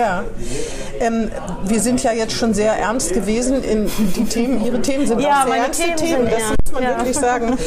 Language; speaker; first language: German; native; German